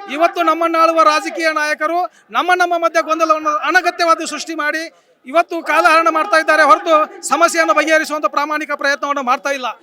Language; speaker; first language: Kannada; native; Kannada